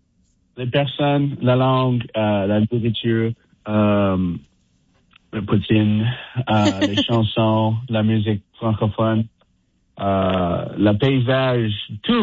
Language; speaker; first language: French; non-native, fluent; English